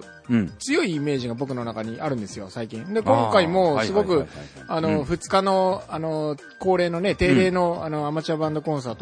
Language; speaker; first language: Japanese; native; Japanese